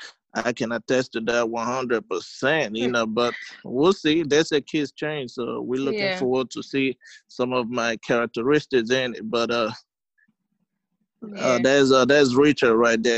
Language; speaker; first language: English; non-native, local second language; Igbo